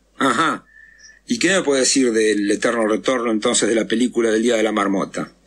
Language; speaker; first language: Spanish; native; Spanish